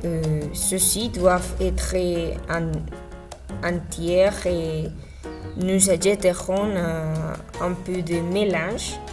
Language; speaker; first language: French; non-native, learner; Spanish